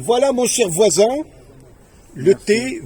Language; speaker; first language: French; native; French